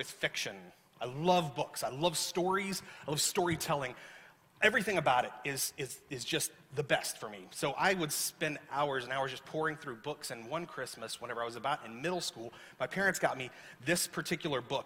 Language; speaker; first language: English; native; English